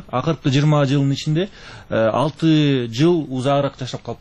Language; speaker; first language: Kyrgyz; native; Kyrgyz